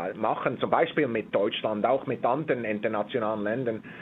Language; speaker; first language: German; native; German